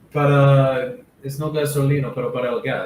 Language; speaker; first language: Spanish; non-native, learner; English